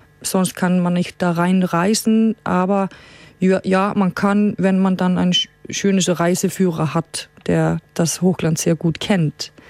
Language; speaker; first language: German; non-native, fluent; Icelandic